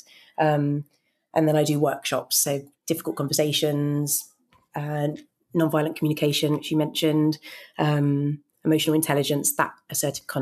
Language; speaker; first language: English; native; English